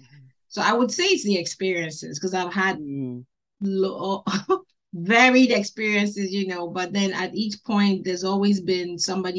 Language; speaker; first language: English; non-native, local second language; Igbo